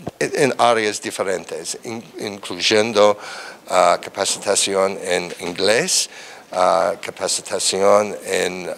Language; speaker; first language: Spanish; non-native, learner; English